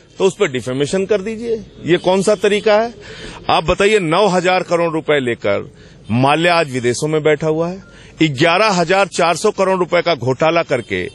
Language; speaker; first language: Hindi; native; Hindi